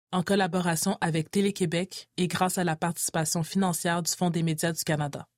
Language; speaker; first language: French; native; French